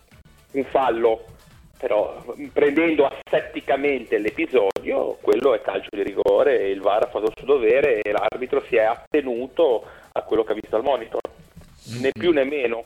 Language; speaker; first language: Italian; native; Italian